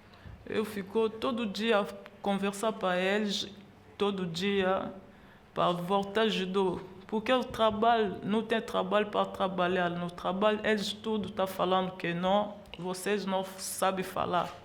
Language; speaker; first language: Portuguese; non-native, learner; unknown